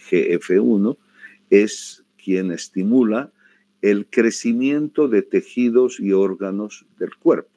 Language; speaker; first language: Spanish; native; Spanish